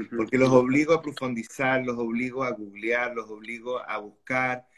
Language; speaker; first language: Spanish; native; Spanish